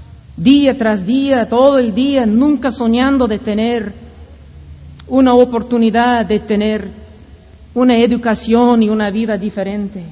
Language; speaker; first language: Spanish; non-native, fluent; English